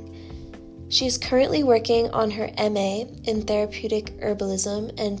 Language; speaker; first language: English; native; English